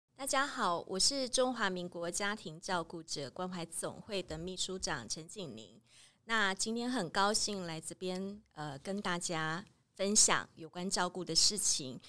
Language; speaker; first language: Chinese; native; Chinese